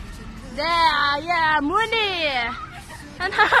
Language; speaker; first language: Korean; non-native, learner; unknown